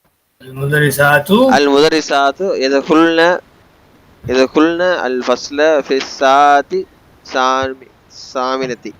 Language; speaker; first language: Arabic; non-native, fluent; Tamil